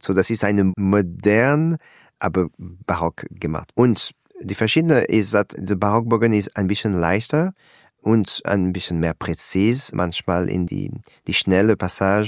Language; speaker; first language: German; non-native, learner; French